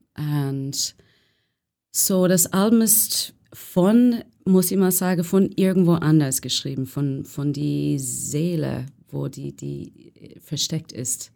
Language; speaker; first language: German; non-native, learner; English